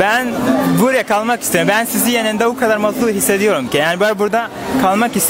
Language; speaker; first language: Turkish; non-native, learner; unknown